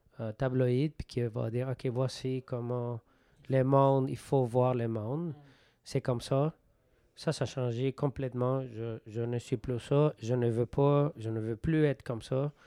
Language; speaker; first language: French; non-native, fluent; Spanish